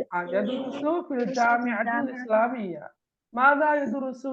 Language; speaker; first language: Arabic; non-native, fluent; Tamil